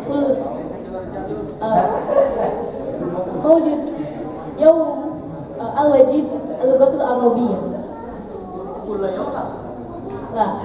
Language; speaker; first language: Arabic; non-native, learner; Indonesian